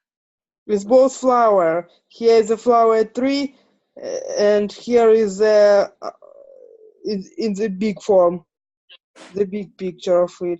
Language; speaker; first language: English; non-native, learner; Ukrainian